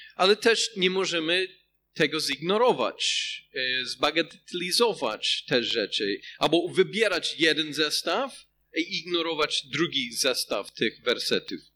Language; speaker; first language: Polish; non-native, fluent; English